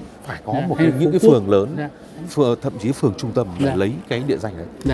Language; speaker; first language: Vietnamese; native; Vietnamese